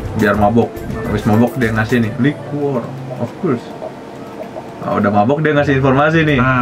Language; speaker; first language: Indonesian; native; Indonesian